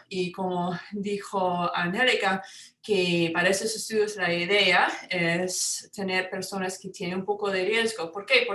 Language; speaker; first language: Spanish; non-native, fluent; English